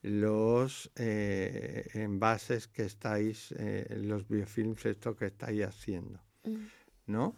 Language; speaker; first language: Spanish; native; Spanish